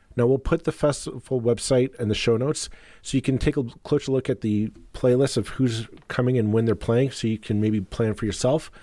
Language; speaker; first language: English; native; English